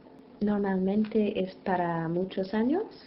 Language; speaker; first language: Spanish; non-native, learner; English